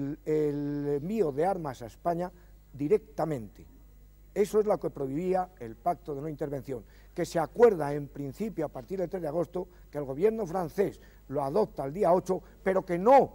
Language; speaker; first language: Spanish; native; Spanish